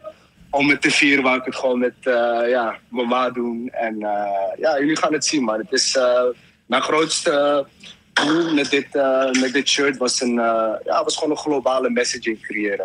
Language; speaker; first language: Dutch; early bilingual, other home language; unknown